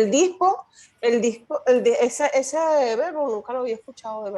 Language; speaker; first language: Spanish; native; Spanish